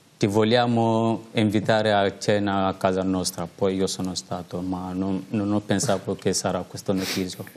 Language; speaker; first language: Italian; non-native, learner; Wolof